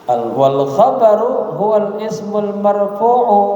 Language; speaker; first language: Arabic; non-native, fluent; Indonesian